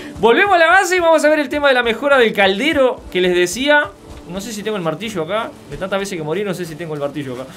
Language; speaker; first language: Spanish; native; Spanish